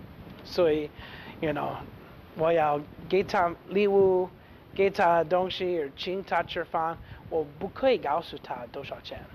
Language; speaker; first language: Chinese; non-native, learner; English